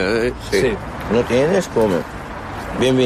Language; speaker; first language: Spanish; non-native, learner; Arabic